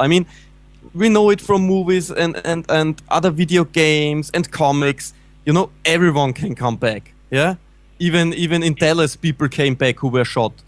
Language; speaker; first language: English; non-native, fluent; German